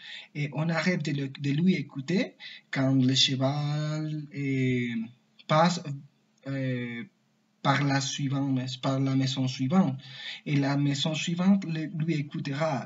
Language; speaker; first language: French; non-native, learner; Spanish